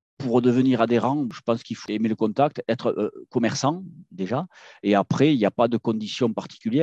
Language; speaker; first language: French; native; French